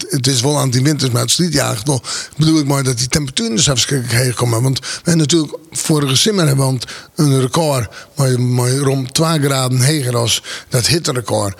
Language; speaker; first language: Dutch; non-native, local second language; Western Frisian